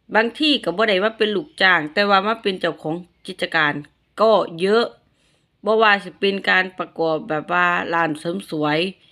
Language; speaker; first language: Thai; native; Thai